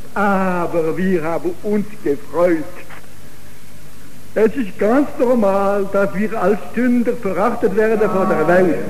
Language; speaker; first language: German; non-native, fluent; Italian